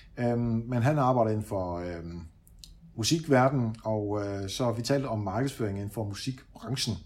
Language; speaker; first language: Danish; early bilingual, other home language; Dutch